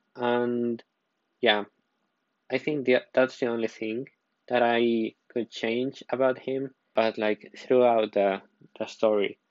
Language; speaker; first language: English; non-native, fluent; Spanish